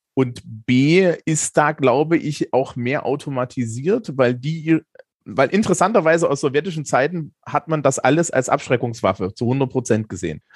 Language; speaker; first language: German; native; German